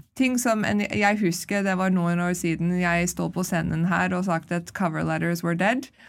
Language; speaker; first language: Norwegian; non-native, fluent; English